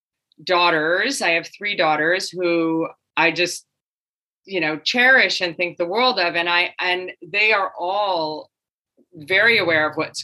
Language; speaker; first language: English; native; English